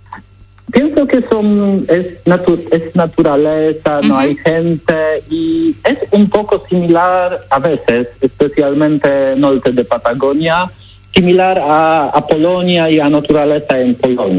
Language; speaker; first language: Spanish; non-native, learner; Polish